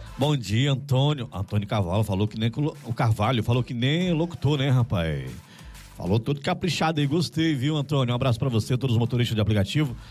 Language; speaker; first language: Portuguese; native; Portuguese